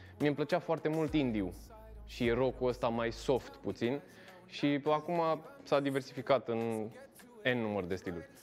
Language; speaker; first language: Romanian; early bilingual, heritage; Romanian